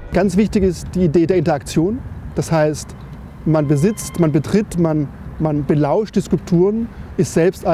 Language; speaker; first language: German; native; German